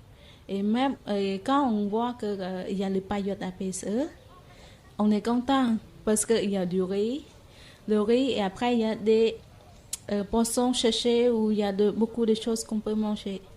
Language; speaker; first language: French; non-native, fluent; Khmer